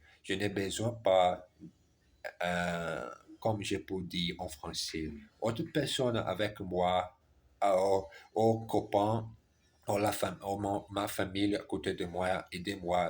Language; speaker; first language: French; non-native, learner; German